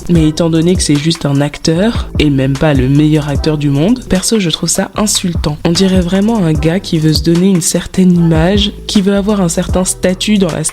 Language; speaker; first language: French; native; French